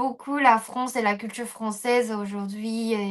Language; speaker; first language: French; non-native, fluent; Japanese